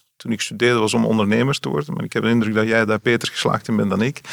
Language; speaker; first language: Dutch; native; Dutch